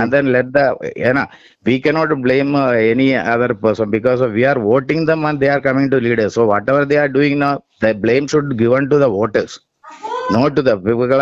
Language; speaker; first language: English; non-native, local second language; Malayalam